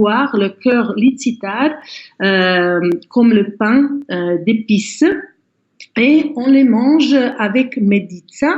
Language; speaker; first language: French; non-native, fluent; Croatian